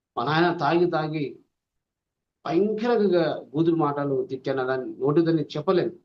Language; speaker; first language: Telugu; non-native, local second language; Lambadi